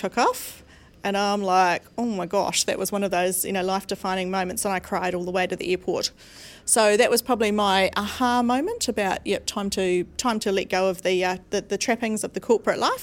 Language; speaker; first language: English; native; English